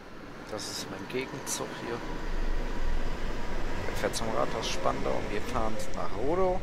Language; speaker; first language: German; native; German